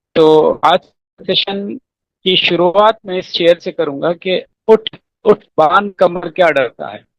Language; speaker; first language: Urdu; native; Urdu